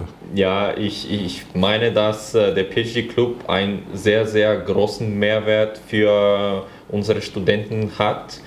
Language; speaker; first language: German; non-native, fluent; Bulgarian